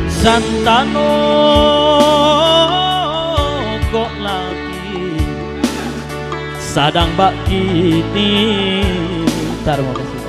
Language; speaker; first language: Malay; non-native, local second language; Minangkabau